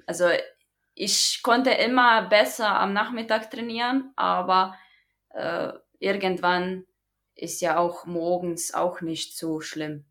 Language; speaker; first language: German; non-native, fluent; Croatian